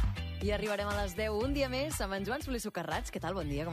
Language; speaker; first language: Catalan; native; Catalan